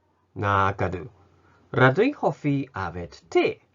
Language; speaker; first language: Welsh; non-native, fluent; Japanese